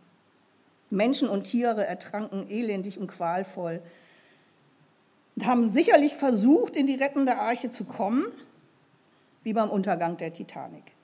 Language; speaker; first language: German; native; German